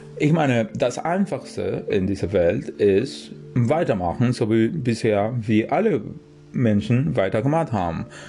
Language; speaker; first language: German; non-native, fluent; Spanish